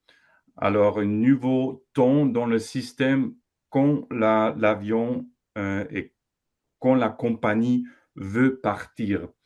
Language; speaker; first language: French; non-native, fluent; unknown